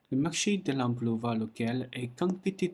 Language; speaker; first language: French; non-native, learner; Chinese